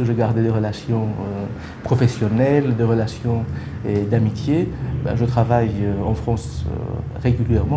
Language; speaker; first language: French; non-native, fluent; Greek